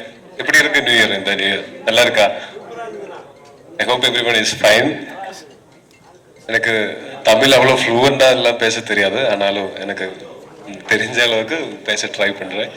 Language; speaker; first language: Tamil; non-native, learner; Malayalam